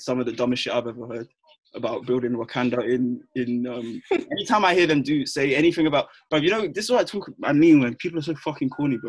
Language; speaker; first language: English; native; English